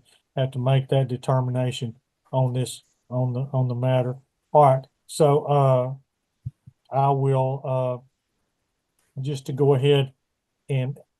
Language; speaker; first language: English; native; English